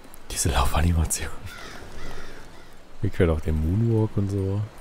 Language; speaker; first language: German; native; German